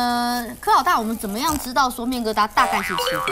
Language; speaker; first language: Chinese; native; Chinese